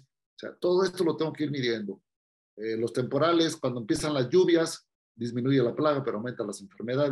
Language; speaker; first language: Spanish; native; Spanish